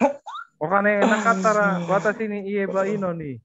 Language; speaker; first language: Japanese; non-native, fluent; Indonesian